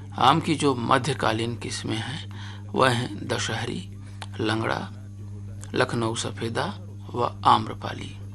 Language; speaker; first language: Hindi; native; Hindi